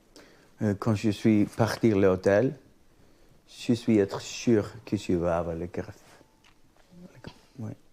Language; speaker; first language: French; non-native, learner; Icelandic